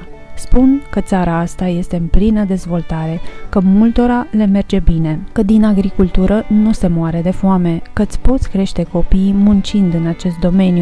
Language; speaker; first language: Romanian; native; Romanian